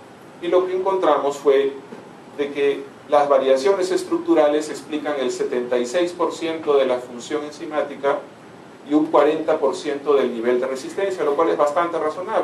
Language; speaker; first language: Spanish; native; Spanish